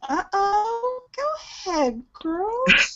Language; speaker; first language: English; native; English